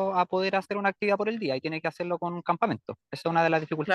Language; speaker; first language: Spanish; native; Spanish